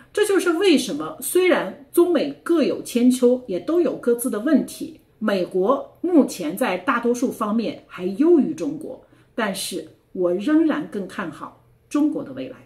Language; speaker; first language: Chinese; native; Chinese